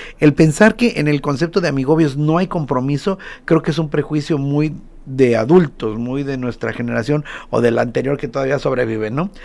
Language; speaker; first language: Spanish; native; Spanish